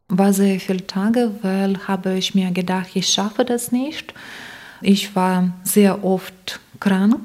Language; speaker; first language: German; non-native, learner; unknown